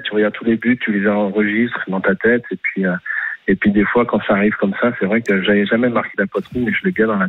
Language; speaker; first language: French; native; French